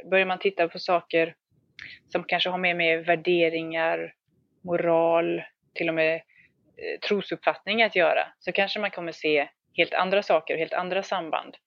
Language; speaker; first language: Swedish; native; Swedish